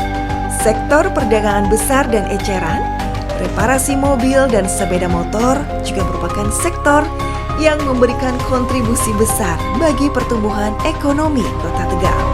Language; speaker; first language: Indonesian; native; Indonesian